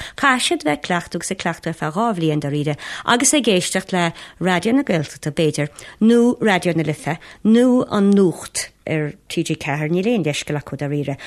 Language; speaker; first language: Irish; native; Irish